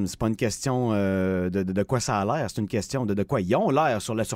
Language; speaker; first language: French; native; French